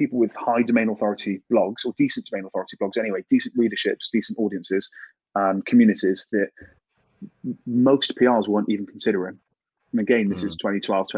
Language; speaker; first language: English; native; English